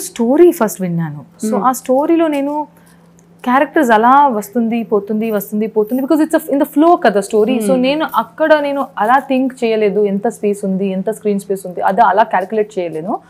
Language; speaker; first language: Telugu; non-native, learner; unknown